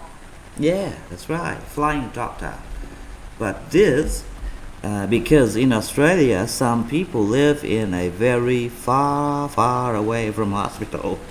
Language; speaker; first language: English; non-native, fluent; Vietnamese